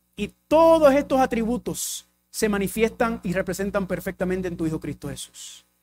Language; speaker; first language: Spanish; early bilingual, heritage; English